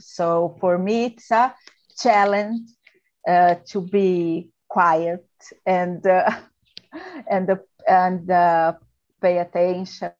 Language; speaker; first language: English; non-native, learner; Portuguese